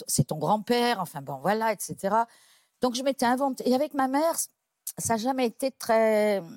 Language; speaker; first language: French; native; French